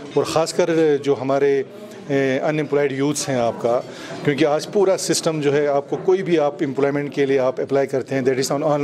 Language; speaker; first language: Hindi; non-native, local second language; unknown